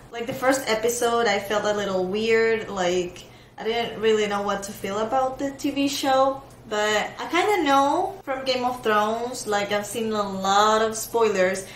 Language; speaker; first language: English; non-native, fluent; Spanish